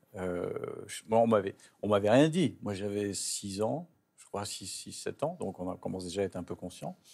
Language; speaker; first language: French; native; French